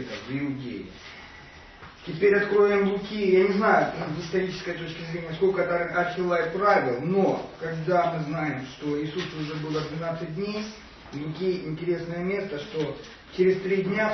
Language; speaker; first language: Russian; native; Russian